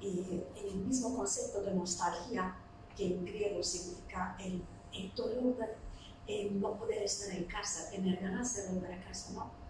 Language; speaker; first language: Spanish; non-native, fluent; Turkish